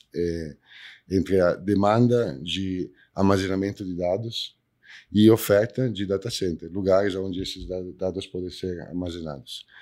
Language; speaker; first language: Portuguese; non-native, fluent; Italian